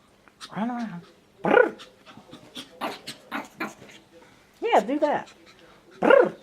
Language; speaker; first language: English; native; English